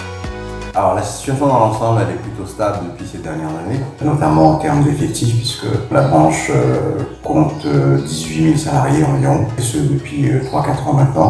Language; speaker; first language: French; native; French